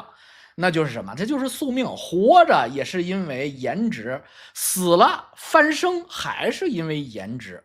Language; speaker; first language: Chinese; native; Chinese